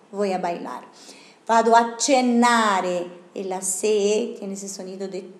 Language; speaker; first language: Spanish; non-native, fluent; Portuguese